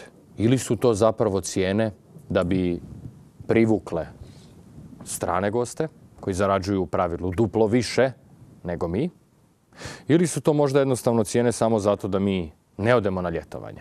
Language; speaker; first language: Croatian; native; Croatian